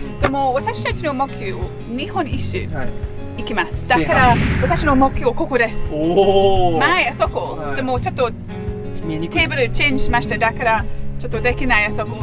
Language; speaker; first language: Japanese; non-native, learner; English